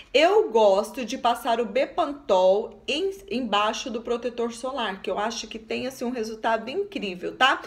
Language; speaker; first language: Portuguese; native; Portuguese